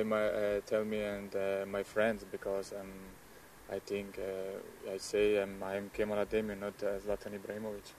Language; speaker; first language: English; non-native, learner; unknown